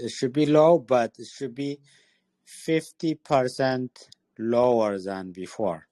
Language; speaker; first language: English; non-native, local second language; Amharic